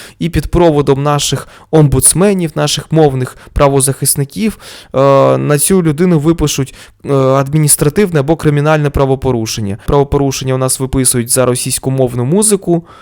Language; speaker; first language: Ukrainian; non-native, local second language; Russian